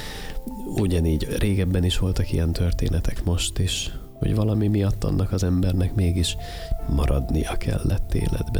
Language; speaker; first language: Hungarian; native; Hungarian